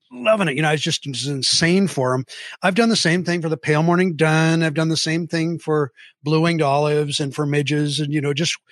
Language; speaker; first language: English; native; English